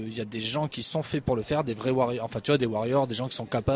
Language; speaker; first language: French; native; French